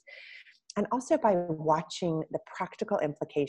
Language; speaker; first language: English; native; English